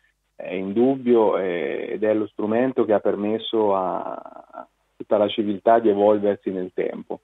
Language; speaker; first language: Italian; native; Italian